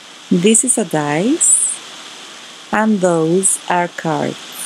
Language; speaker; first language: English; non-native, fluent; Spanish